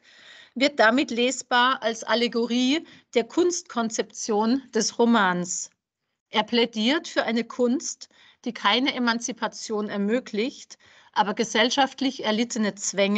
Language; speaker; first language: German; native; German